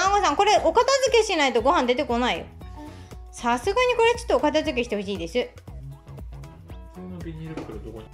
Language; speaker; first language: Japanese; native; Japanese